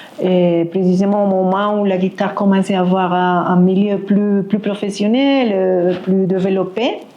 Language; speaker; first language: French; non-native, fluent; Spanish